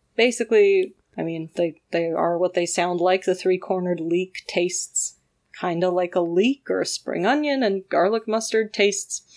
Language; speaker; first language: English; native; English